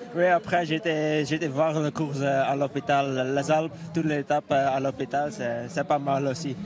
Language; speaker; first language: French; non-native, learner; Dutch